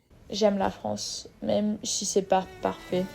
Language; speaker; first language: French; non-native, fluent; Russian